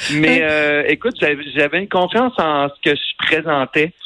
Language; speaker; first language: French; native; French